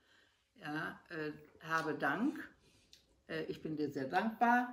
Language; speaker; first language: German; non-native, learner; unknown